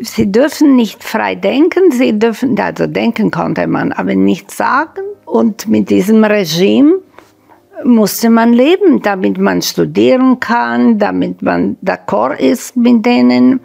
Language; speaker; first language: German; non-native, fluent; Slovak